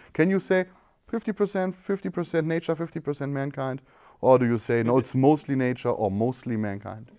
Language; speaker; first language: English; non-native, fluent; German